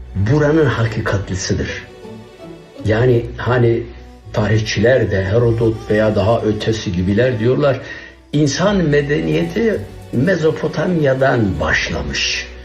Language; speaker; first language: Turkish; non-native, local second language; Kurdish